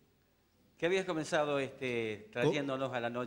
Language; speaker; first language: Spanish; native; Spanish